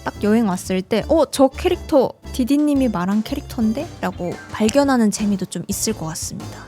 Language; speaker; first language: Korean; native; Korean